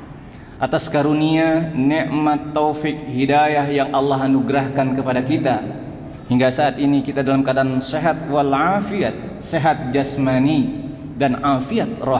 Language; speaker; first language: Indonesian; native; Indonesian